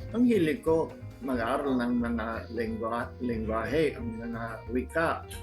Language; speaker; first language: Filipino; non-native, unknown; English